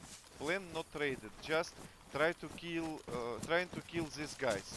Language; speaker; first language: English; non-native, learner; Russian